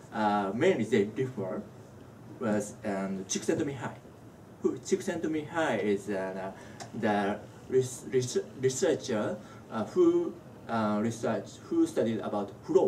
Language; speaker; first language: English; non-native, learner; Japanese